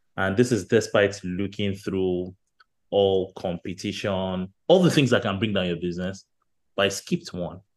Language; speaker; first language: English; non-native, local second language; Yoruba